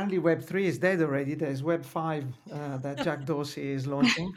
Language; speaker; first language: English; non-native, fluent; Italian